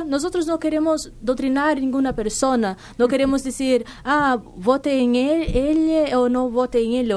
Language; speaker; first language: Spanish; non-native, fluent; Portuguese